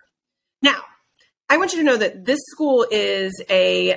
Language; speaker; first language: English; native; English